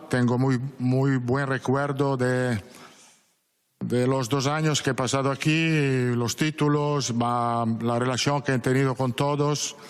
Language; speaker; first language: Spanish; non-native, fluent; Italian